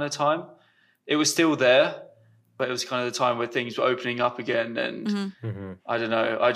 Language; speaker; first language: English; native; English